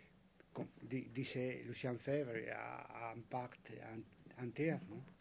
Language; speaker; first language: French; non-native, fluent; Spanish